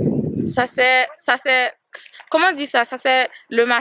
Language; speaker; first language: French; non-native, learner; Haitian Creole